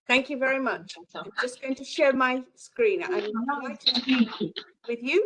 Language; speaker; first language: English; native; English